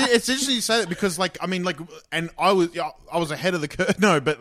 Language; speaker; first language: English; native; English